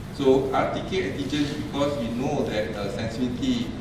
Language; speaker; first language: English; non-native, local second language; Malay